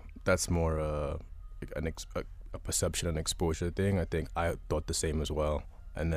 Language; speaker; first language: English; non-native, local second language; Ganda